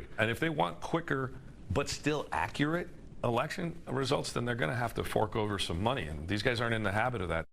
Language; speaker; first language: English; native; English